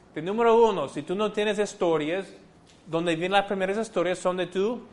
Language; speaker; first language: Spanish; non-native, fluent; English